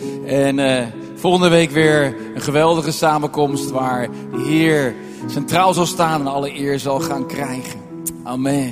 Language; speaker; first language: Dutch; native; Dutch